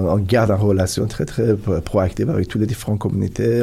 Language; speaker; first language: French; non-native, fluent; Persian